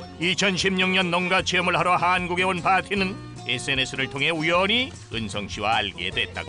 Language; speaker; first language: Korean; native; Korean